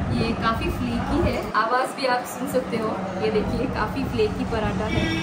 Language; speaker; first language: Hindi; native; Hindi